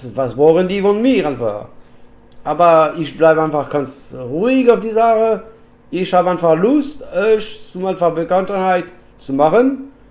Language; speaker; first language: German; non-native, learner; French